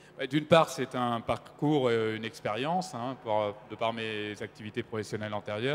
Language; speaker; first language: French; native; French